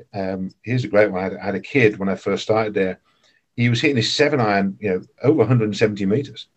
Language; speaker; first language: English; native; English